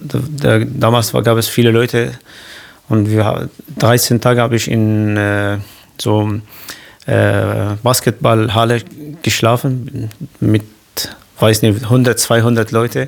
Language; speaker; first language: German; non-native, learner; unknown